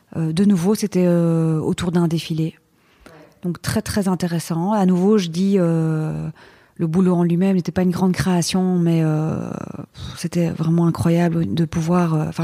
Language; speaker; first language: French; native; French